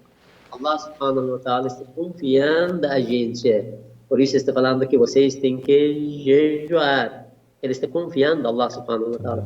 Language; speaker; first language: Portuguese; non-native, learner; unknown